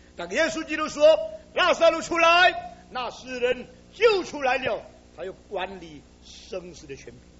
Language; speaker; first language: Chinese; native; Chinese